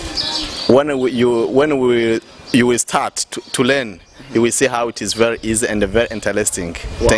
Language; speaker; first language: English; non-native, local second language; Rundi